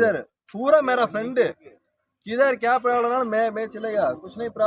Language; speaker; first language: Hindi; non-native, local second language; Tamil